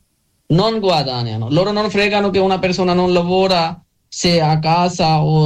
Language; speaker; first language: Italian; non-native, learner; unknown